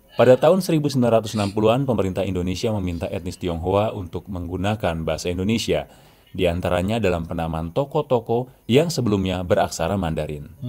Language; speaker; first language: Indonesian; native; Indonesian